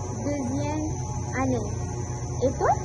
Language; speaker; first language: French; non-native, learner; Malay